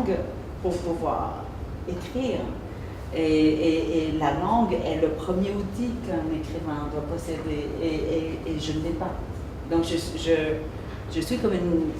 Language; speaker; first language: French; early bilingual, other home language; Vietnamese